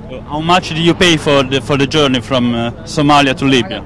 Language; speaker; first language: English; non-native, learner; Italian